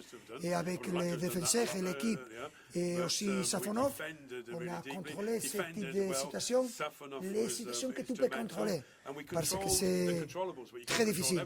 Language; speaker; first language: French; non-native, fluent; Spanish